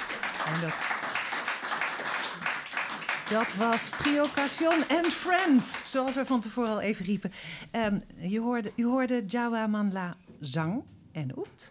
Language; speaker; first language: Dutch; native; Dutch